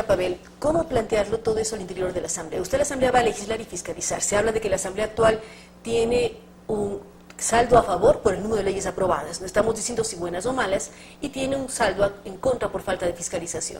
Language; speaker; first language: Spanish; native; Spanish